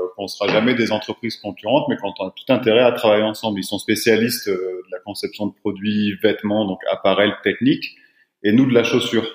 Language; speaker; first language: French; native; French